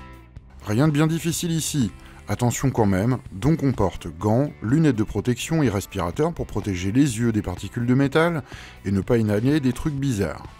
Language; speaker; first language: French; native; French